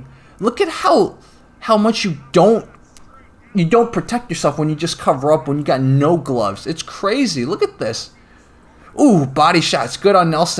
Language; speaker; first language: English; native; English